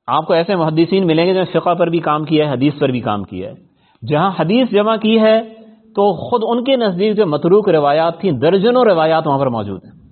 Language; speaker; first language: Urdu; non-native, local second language; Punjabi